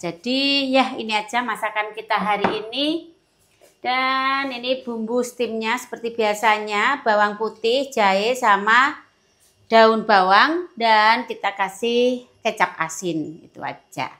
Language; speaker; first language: Indonesian; non-native, local second language; Javanese